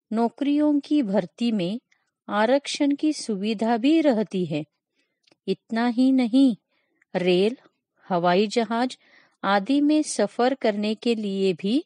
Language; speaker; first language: Hindi; non-native, local second language; Kannada